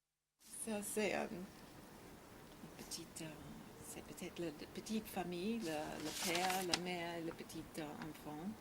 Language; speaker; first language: French; non-native, learner; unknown